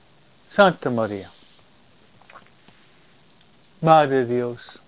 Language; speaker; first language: Spanish; non-native, fluent; English